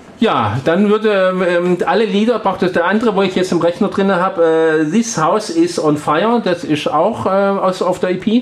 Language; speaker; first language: German; native; German